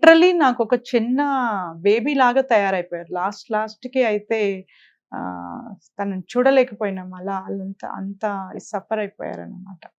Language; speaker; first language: Telugu; native; Telugu